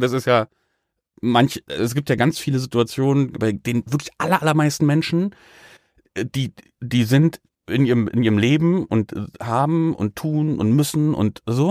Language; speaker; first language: German; native; German